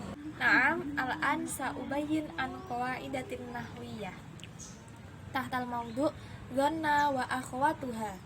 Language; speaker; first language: Arabic; non-native, learner; Indonesian